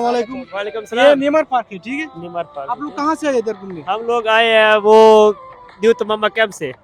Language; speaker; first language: Hindi; non-native, fluent; Bangla